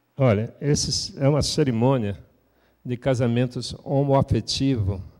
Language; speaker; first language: Portuguese; native; Portuguese